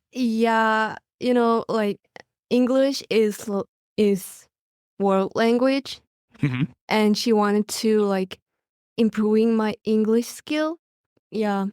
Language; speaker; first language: English; non-native, learner; Mongolian